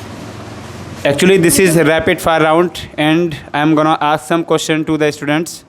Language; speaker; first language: English; non-native, fluent; Hindi